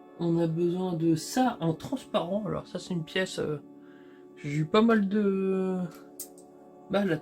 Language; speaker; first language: French; native; French